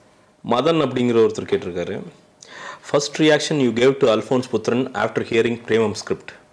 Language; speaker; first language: Tamil; native; Tamil